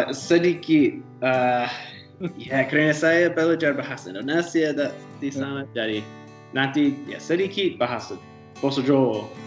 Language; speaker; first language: Indonesian; non-native, learner; English